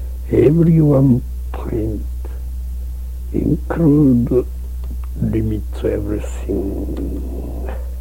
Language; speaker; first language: English; non-native, learner; Japanese